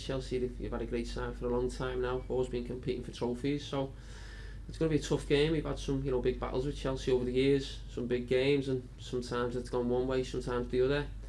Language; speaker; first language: English; native; English